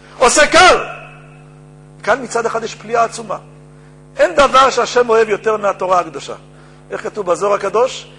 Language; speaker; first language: Hebrew; native; Hebrew